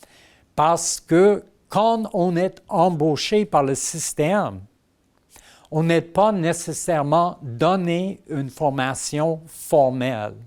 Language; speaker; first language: French; non-native, fluent; English